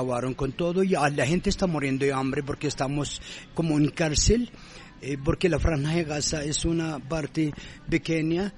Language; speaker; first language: Spanish; non-native, fluent; Arabic